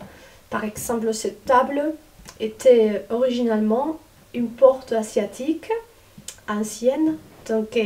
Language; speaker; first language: French; non-native, fluent; Spanish